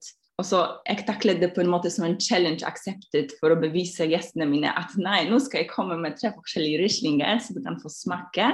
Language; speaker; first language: Norwegian; non-native, fluent; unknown